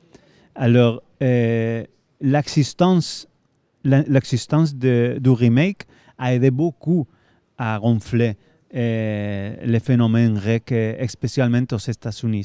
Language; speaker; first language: French; non-native, fluent; Spanish